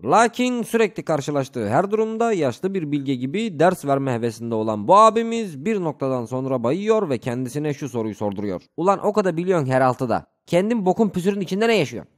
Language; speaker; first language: Turkish; native; Turkish